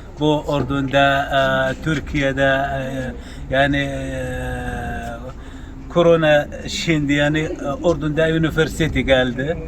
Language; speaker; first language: Turkish; non-native, learner; Arabic